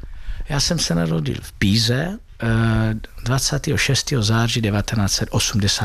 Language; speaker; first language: Czech; early bilingual, heritage; Italian